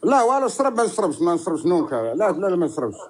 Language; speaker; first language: Arabic; native; Arabic